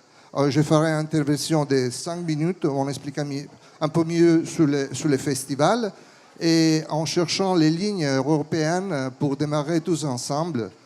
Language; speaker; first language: French; non-native, fluent; Italian